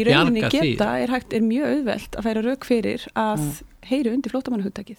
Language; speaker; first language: Icelandic; native; Icelandic